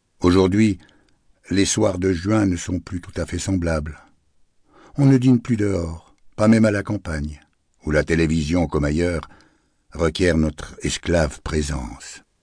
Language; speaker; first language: French; native; French